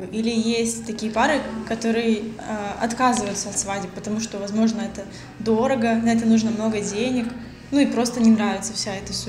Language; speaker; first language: Russian; native; Russian